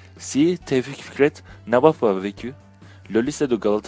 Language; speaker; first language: French; non-native, learner; Turkish